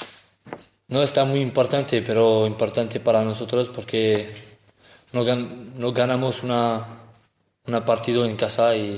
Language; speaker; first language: Spanish; non-native, learner; French